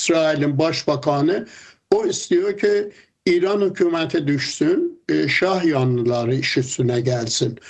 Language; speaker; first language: Turkish; non-native, fluent; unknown